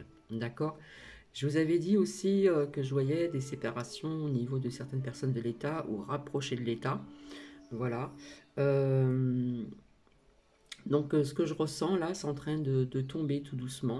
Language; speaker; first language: French; native; French